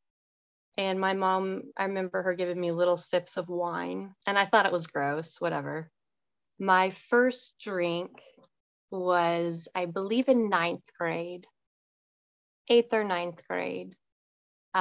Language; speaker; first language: English; native; English